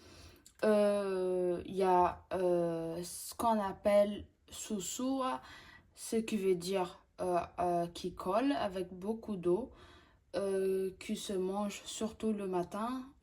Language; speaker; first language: French; non-native, local second language; Malagasy